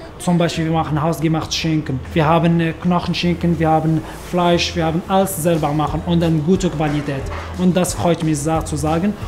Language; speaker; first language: German; non-native, learner; Arabic